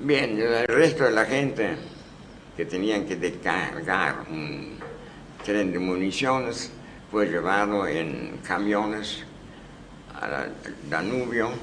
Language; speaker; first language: Spanish; non-native, fluent; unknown